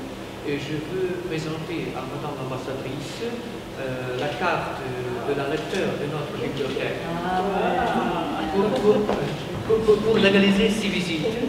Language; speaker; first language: French; non-native, learner; Ukrainian